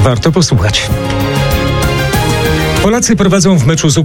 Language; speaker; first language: Polish; native; Polish